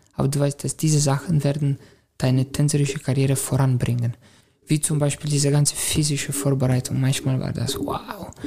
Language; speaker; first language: German; non-native, fluent; Romanian